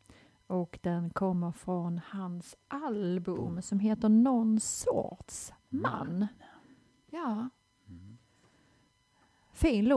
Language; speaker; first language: Swedish; native; Swedish